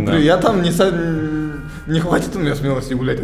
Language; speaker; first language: Russian; native; Russian